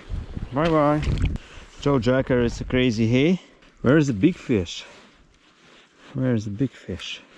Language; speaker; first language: English; non-native, learner; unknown